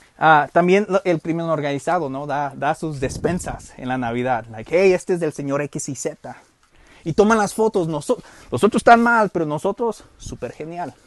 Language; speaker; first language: Spanish; early bilingual, heritage; Spanish